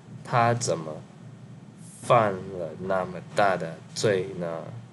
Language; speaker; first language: Chinese; non-native, learner; English